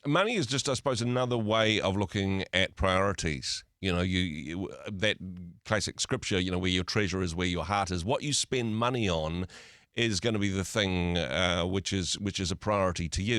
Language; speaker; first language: English; native; English